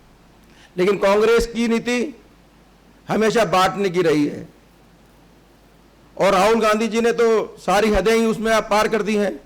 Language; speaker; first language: Hindi; native; Hindi